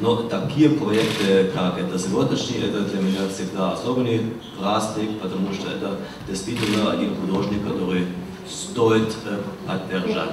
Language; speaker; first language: Russian; non-native, fluent; German